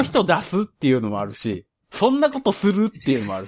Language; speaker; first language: Japanese; native; Japanese